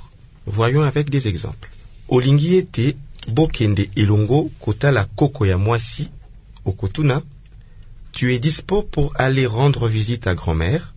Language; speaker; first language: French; non-native, local second language; Lingala